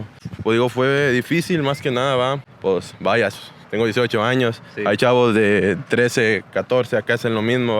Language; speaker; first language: Spanish; native; Spanish